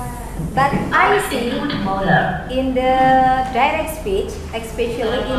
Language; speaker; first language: English; non-native, learner; Indonesian